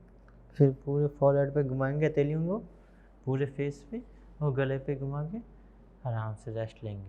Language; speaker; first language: Hindi; native; Hindi